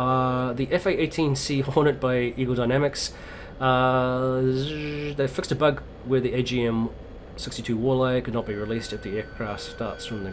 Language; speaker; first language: English; native; English